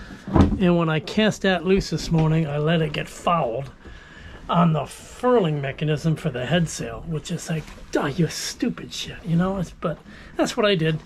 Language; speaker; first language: English; native; English